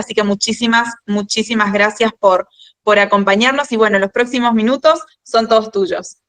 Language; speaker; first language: Spanish; native; Spanish